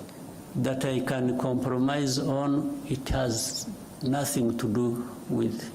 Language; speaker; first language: English; non-native, local second language; Kinyarwanda